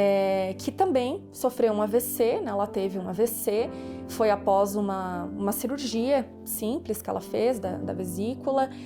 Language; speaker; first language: Portuguese; native; Portuguese